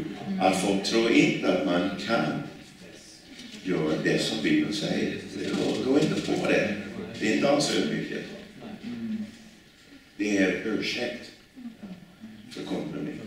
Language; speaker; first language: Swedish; non-native, fluent; English